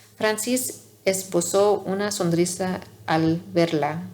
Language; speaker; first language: Spanish; non-native, learner; English